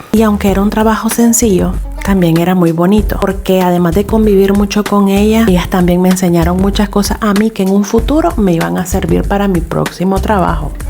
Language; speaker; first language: Spanish; native; Spanish